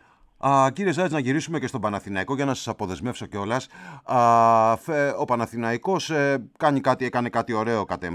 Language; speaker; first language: Greek; native; Greek